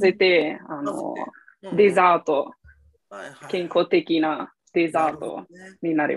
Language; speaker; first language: Japanese; non-native, fluent; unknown